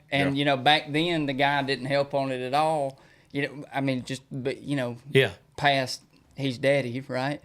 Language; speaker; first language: English; native; English